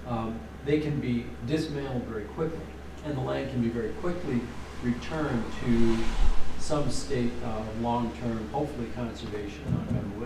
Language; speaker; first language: English; native; English